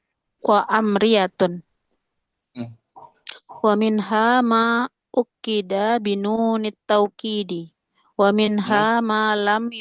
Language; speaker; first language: Arabic; non-native, learner; Indonesian